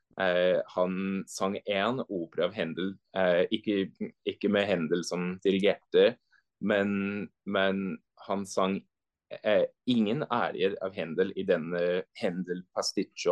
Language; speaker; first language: Norwegian; non-native, fluent; English